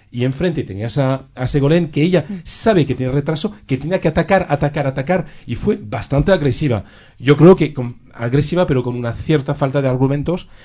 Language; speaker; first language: Spanish; non-native, fluent; French